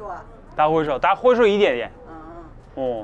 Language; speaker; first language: Chinese; non-native, fluent; Russian